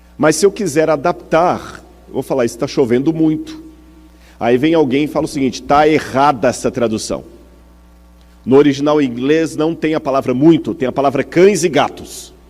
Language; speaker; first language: Portuguese; native; Portuguese